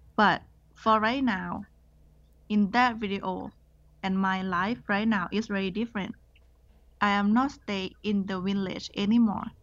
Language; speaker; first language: English; non-native, learner; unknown